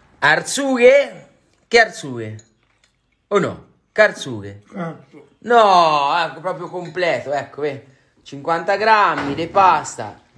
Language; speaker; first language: Italian; native; Italian